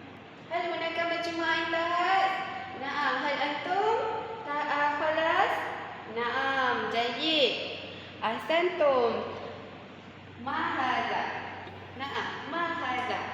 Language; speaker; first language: Arabic; non-native, learner; Malay